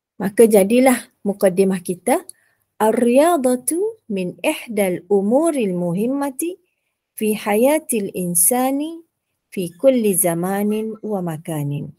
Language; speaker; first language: Arabic; non-native, fluent; Malay